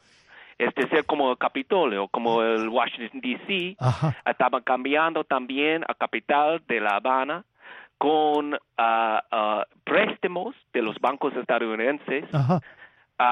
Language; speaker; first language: Spanish; non-native, fluent; English